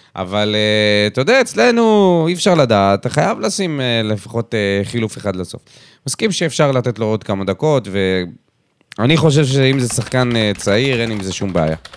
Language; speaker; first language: Hebrew; native; Hebrew